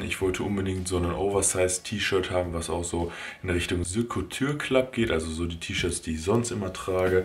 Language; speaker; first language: German; native; German